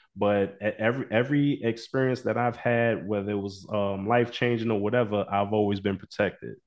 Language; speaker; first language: English; native; English